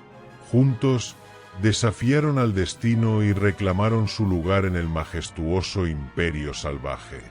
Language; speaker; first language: Spanish; native; Spanish